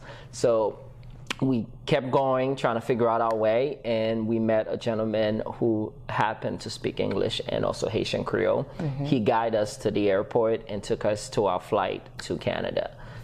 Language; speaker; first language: English; non-native, fluent; Haitian Creole